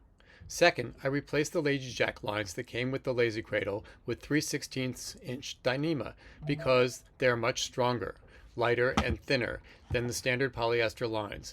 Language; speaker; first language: English; native; English